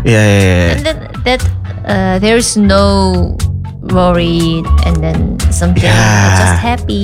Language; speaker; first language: English; non-native, learner; Korean